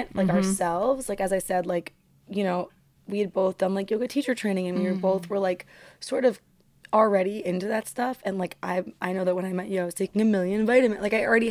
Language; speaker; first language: English; native; English